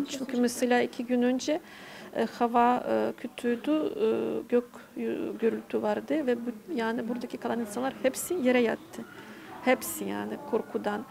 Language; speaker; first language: Turkish; non-native, fluent; Ukrainian